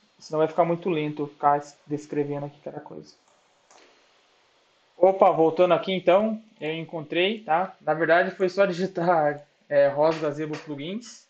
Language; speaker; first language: Portuguese; native; Portuguese